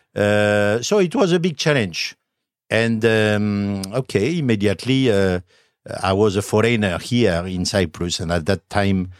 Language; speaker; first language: English; non-native, fluent; French